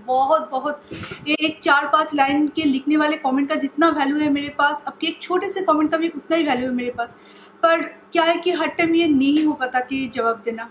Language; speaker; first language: Hindi; non-native, local second language; Bangla